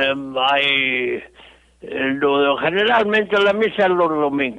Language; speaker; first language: Spanish; non-native, local second language; Galician